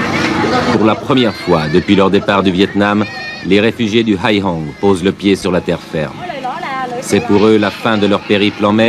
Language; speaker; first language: French; native; French